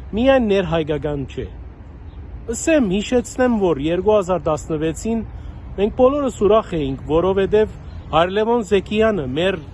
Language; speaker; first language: Armenian; early bilingual, heritage; Armenian